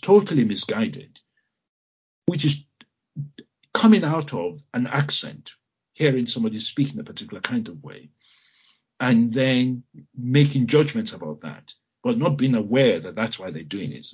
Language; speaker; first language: English; non-native, local second language; Yoruba